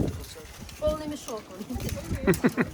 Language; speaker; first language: Russian; native; Russian